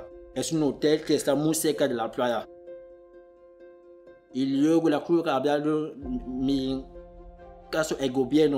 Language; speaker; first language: Spanish; non-native, learner; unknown